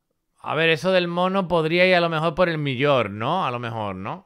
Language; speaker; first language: Spanish; native; Spanish